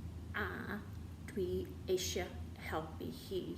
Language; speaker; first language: Welsh; non-native, learner; English